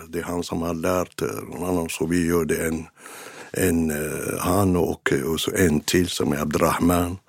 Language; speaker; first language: Swedish; non-native, fluent; Arabic